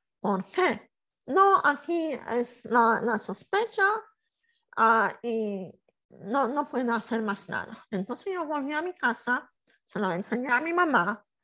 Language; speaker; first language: Spanish; non-native, fluent; Polish